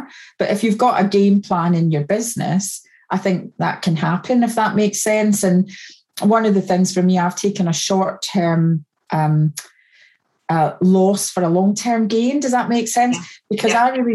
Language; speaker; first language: English; native; English